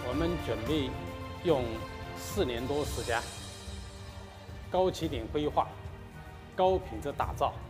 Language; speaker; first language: Chinese; native; Chinese